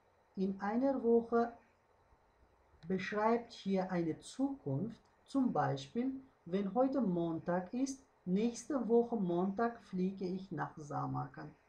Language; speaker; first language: German; non-native, fluent; Uzbek